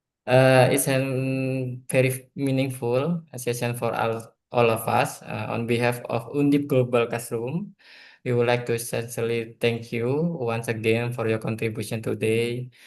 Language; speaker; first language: English; non-native, learner; Indonesian